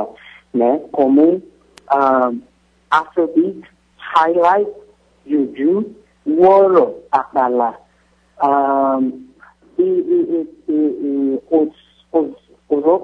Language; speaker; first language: Portuguese; non-native, fluent; Yoruba